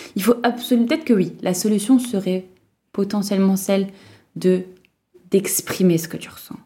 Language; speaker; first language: French; native; French